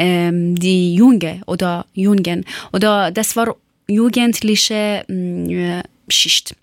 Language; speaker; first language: German; non-native, learner; Persian